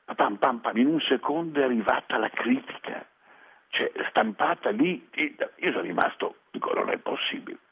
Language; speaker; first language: Italian; early bilingual, other home language; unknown